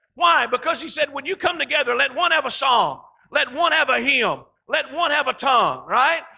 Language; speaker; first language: English; native; English